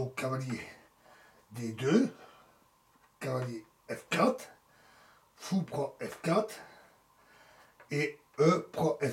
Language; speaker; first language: French; native; French